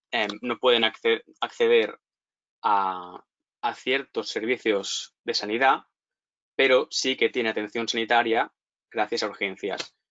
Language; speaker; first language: Spanish; native; Spanish